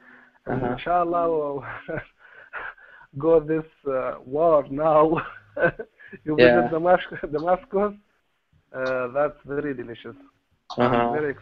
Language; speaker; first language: English; non-native, learner; Arabic